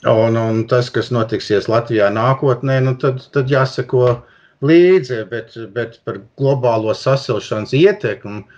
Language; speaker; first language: Latvian; early bilingual, heritage; Latvian